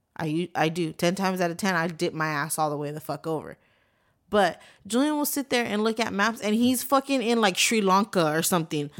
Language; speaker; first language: English; native; English